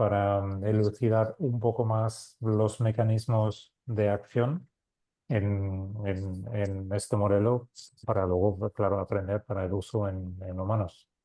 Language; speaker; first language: Spanish; non-native, fluent; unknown